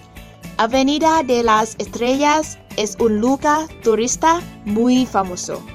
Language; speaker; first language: Spanish; non-native, learner; Cantonese